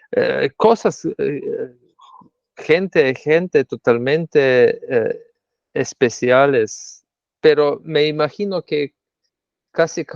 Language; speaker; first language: Spanish; non-native, fluent; Slovenian